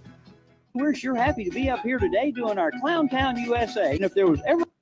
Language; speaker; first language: English; native; English